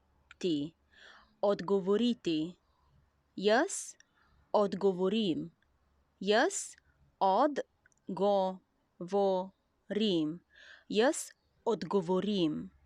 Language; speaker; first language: Slovenian; non-native, learner; Chinese